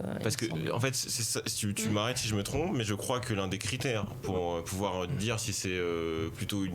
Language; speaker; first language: French; native; French